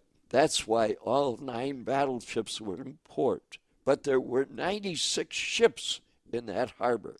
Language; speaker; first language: English; native; English